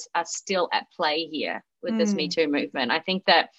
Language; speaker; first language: English; native; English